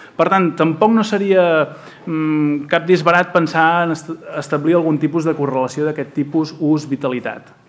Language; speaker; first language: Catalan; native; Catalan